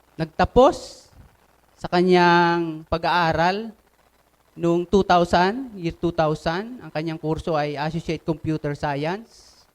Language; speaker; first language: Filipino; non-native, local second language; Bikol